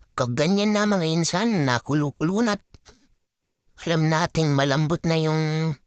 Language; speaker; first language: Filipino; non-native, local second language; Bikol